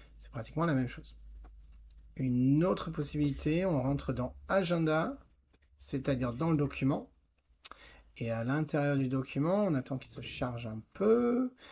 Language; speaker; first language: French; native; French